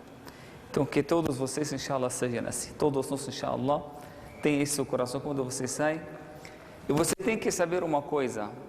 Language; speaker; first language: Portuguese; non-native, fluent; Arabic